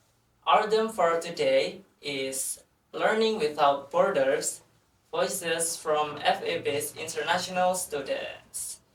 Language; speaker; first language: English; non-native, fluent; Indonesian